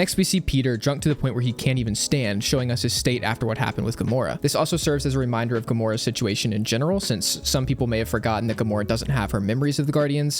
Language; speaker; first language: English; native; English